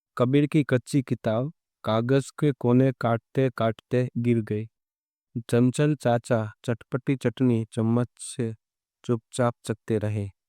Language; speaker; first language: Hindi; non-native, local second language; Gujarati